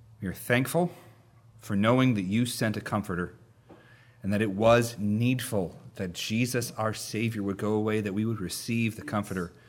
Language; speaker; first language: English; native; English